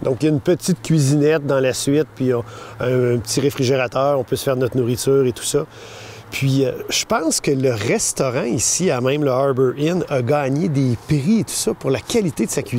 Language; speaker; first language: French; native; French